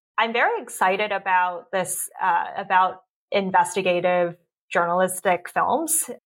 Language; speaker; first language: English; early bilingual, other home language; Cantonese